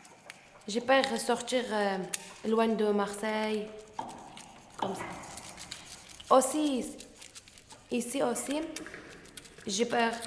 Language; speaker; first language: French; non-native, learner; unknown